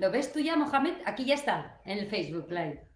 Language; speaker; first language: Spanish; native; Spanish